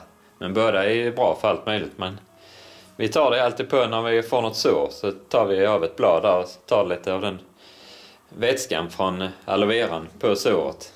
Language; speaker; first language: Swedish; native; Swedish